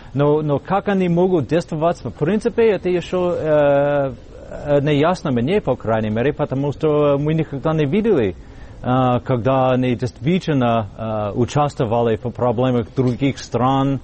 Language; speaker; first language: Russian; non-native, fluent; English